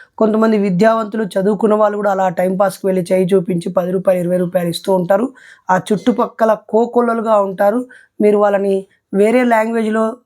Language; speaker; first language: Telugu; native; Telugu